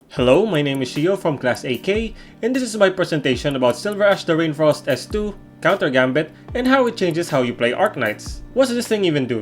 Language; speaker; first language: English; native; English